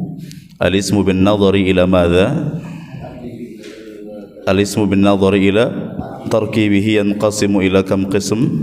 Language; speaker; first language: Arabic; non-native, fluent; Indonesian